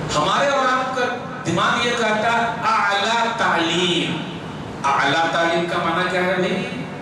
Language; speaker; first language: Urdu; non-native, local second language; Hindi